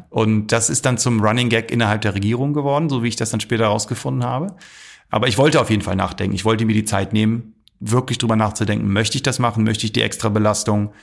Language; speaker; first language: German; early bilingual, other home language; Arabic